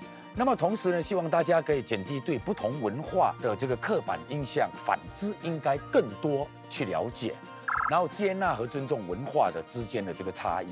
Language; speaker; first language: Chinese; native; Chinese